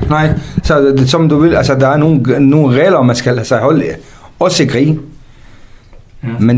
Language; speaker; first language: Danish; non-native, fluent; Kurdish